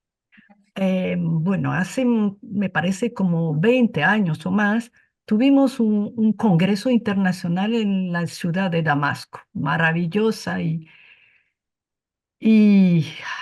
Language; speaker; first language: Spanish; non-native, fluent; Arabic